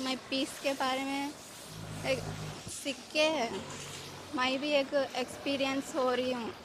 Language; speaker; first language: Hindi; non-native, local second language; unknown